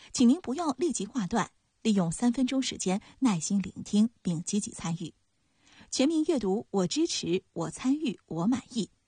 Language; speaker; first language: Chinese; native; Chinese